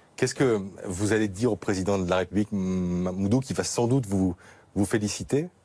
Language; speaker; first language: French; native; French